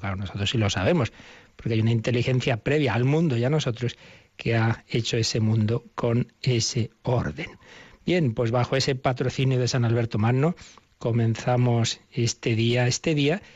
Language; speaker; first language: Spanish; native; Spanish